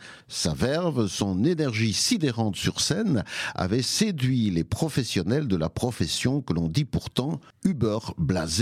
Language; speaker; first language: French; native; French